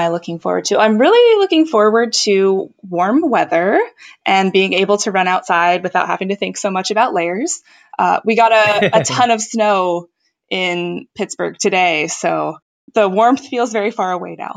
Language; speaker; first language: English; native; English